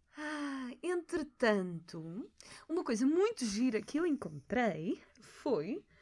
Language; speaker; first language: Portuguese; native; Portuguese